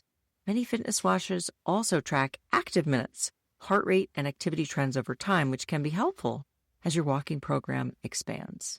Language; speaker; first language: English; native; English